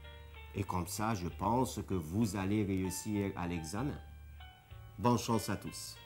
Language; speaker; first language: French; non-native, fluent; Arabic